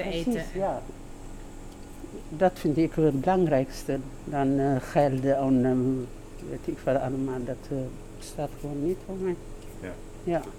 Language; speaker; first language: Dutch; non-native, learner; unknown